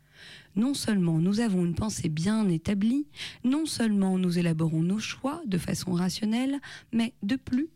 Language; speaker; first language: French; native; French